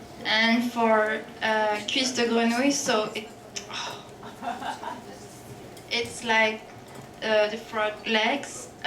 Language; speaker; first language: English; non-native, fluent; French